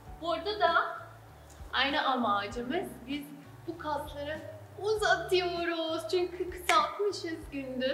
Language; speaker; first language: Turkish; non-native, fluent; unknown